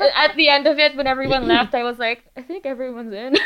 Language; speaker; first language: English; non-native, local second language; Filipino